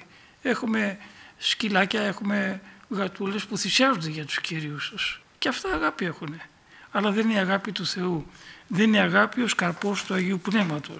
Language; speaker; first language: Greek; native; Greek